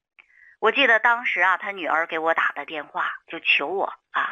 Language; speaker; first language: Chinese; native; Chinese